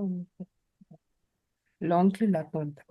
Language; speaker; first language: French; non-native, learner; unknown